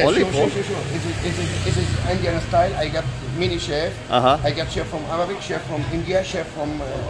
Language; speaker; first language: English; non-native, learner; Arabic